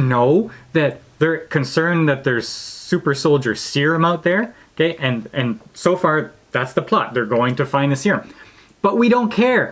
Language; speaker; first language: English; native; English